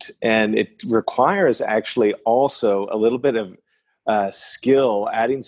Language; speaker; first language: English; non-native, fluent; French